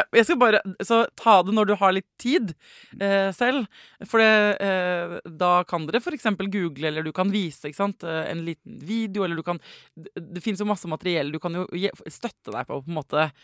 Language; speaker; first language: Norwegian; native; Norwegian